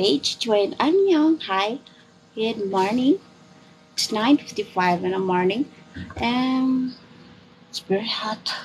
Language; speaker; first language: English; non-native, local second language; Filipino